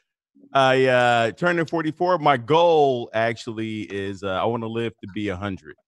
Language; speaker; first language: English; native; English